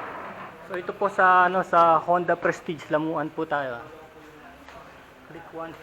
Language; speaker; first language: Filipino; native; Filipino